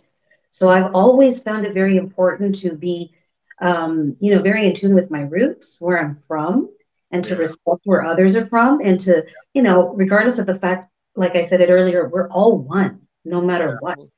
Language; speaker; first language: English; early bilingual, other home language; Spanish